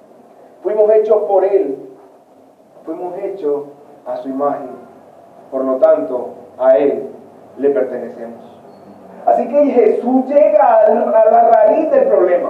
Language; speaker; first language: Spanish; native; Spanish